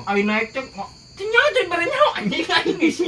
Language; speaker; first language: Indonesian; non-native, local second language; Sundanese